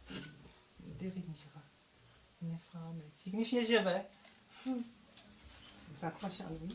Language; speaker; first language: French; non-native, learner; German